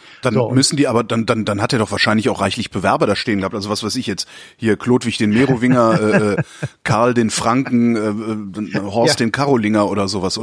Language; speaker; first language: German; native; German